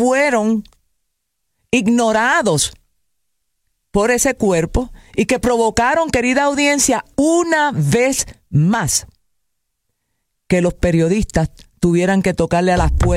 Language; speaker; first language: Spanish; native; Spanish